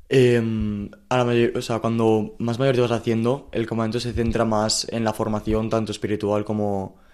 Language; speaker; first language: Spanish; native; Spanish